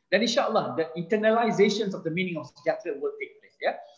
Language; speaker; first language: English; non-native, local second language; Malay